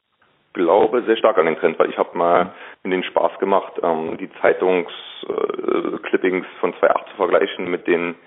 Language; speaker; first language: German; native; German